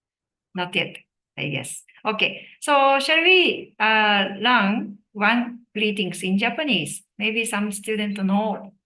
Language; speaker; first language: English; non-native, learner; Japanese